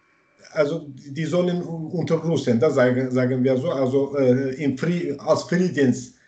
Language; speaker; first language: German; non-native, learner; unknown